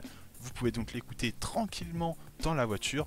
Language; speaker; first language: French; native; French